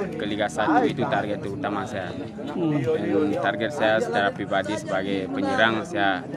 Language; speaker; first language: Indonesian; non-native, learner; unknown